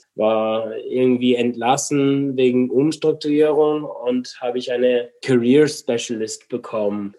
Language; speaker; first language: German; non-native, fluent; English